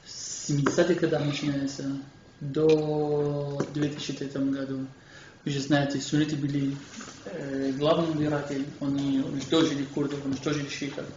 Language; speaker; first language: Russian; non-native, fluent; Kurdish